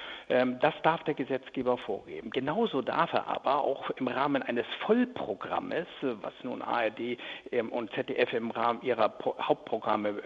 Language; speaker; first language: German; native; German